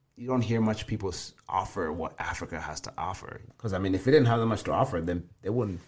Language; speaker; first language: English; early bilingual, other home language; Swahili